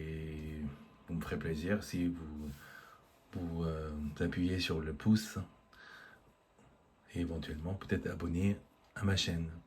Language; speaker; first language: French; native; French